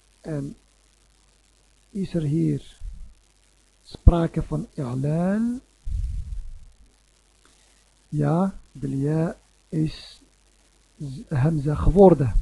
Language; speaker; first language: Dutch; non-native, fluent; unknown